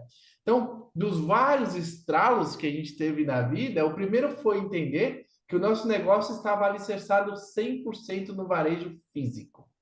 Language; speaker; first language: Portuguese; native; Portuguese